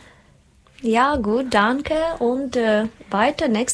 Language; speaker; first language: German; non-native, learner; Russian